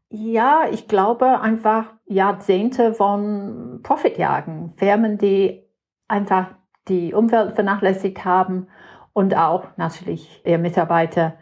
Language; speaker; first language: German; non-native, fluent; English